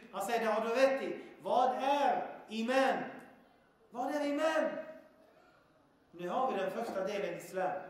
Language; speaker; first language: Swedish; early bilingual, other home language; Arabic